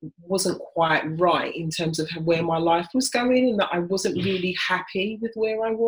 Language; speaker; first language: English; native; English